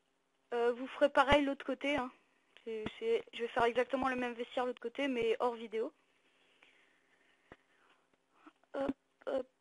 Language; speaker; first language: French; native; French